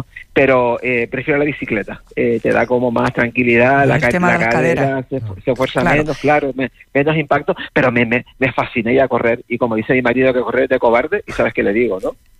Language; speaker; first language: Spanish; native; Spanish